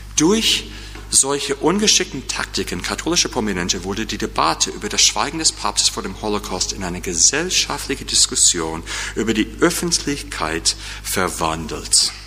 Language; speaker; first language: German; non-native, fluent; English